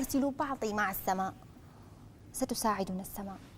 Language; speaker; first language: Arabic; native; Arabic